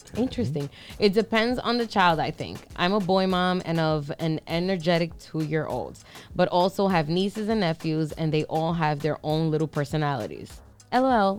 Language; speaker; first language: English; early bilingual, other home language; Spanish